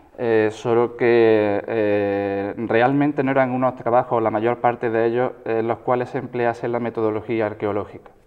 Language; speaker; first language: Spanish; native; Spanish